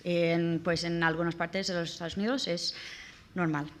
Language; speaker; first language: Spanish; non-native, learner; English